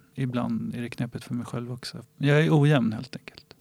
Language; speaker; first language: Swedish; native; Swedish